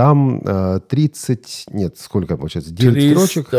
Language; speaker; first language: Russian; native; Russian